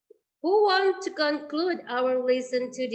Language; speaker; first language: English; non-native, learner; Indonesian